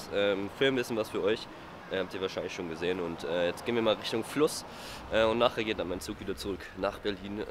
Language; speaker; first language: German; native; German